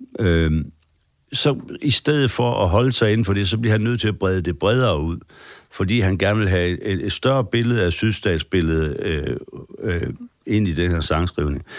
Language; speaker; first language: Danish; native; Danish